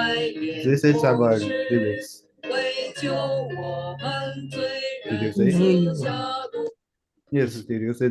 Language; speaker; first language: English; non-native, learner; Chinese